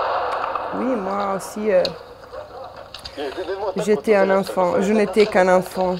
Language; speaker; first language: French; non-native, fluent; Bosnian